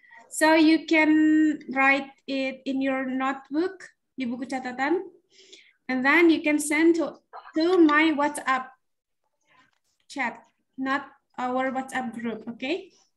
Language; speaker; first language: English; non-native, fluent; Indonesian